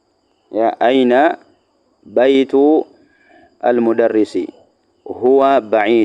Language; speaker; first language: Arabic; non-native, fluent; Indonesian